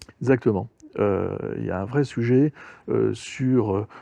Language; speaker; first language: French; native; French